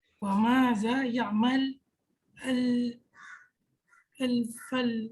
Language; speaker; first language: Arabic; non-native, learner; Malay